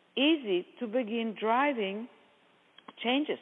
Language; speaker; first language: English; non-native, fluent; Hebrew